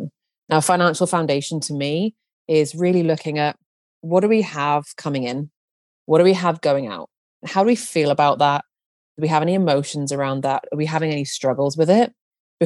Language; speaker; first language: English; native; English